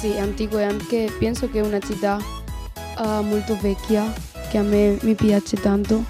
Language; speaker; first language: Italian; non-native, learner; Spanish